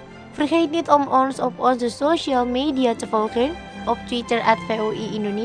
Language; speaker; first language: Dutch; non-native, fluent; Indonesian